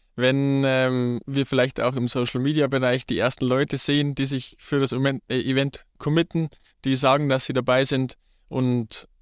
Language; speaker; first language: German; native; German